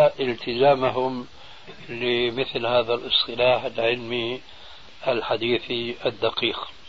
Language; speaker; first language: Arabic; early bilingual, other home language; Albanian